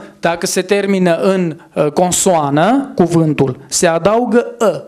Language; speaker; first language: Romanian; non-native, fluent; Armenian